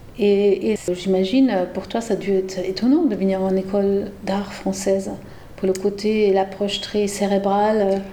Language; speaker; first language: French; native; French